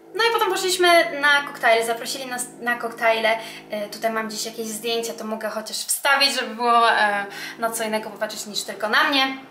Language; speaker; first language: Polish; early bilingual, heritage; Polish